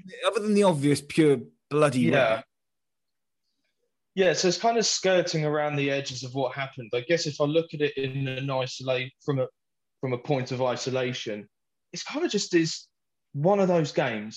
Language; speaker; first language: English; native; English